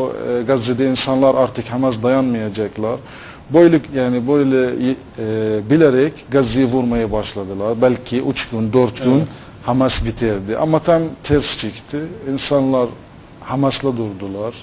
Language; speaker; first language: Turkish; non-native, fluent; Arabic